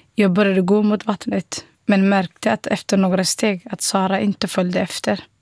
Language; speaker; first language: Swedish; non-native, fluent; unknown